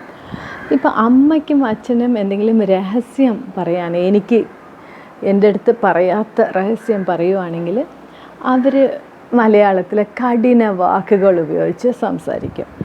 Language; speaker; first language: Malayalam; early bilingual, heritage; Tamil